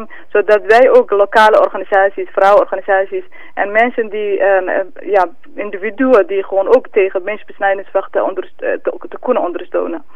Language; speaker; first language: Dutch; non-native, fluent; Somali